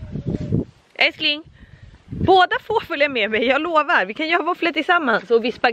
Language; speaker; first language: Swedish; native; Swedish